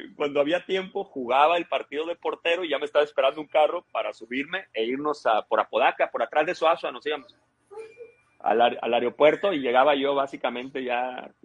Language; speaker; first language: Spanish; native; Spanish